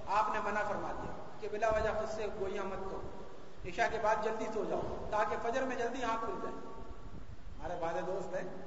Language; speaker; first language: Urdu; native; Urdu